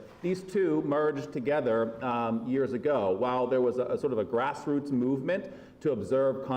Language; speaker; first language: English; native; English